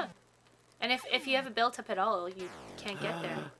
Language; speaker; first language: English; native; English